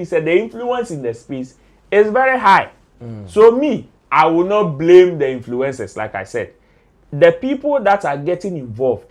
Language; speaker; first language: English; non-native, local second language; Akan